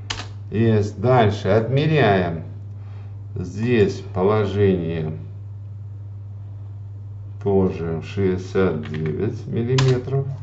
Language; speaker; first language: Russian; native; Russian